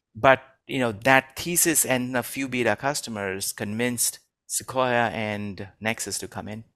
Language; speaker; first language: English; non-native, local second language; Hindi